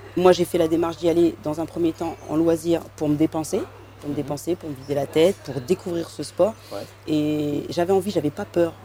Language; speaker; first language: French; native; French